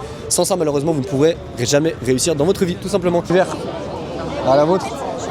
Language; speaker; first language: French; native; French